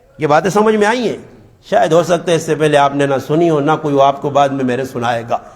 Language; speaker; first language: Urdu; non-native, local second language; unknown